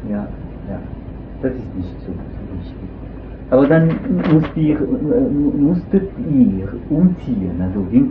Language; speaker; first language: German; non-native, local second language; French